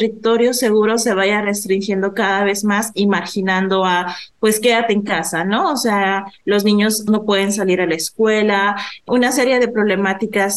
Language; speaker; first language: Spanish; native; Spanish